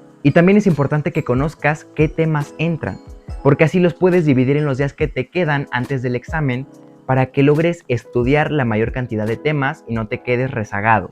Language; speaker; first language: Spanish; native; Spanish